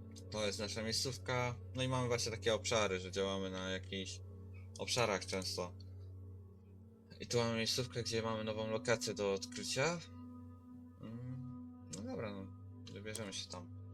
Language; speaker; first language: Polish; native; Polish